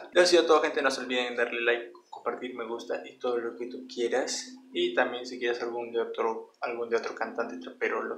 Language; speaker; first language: Spanish; native; Spanish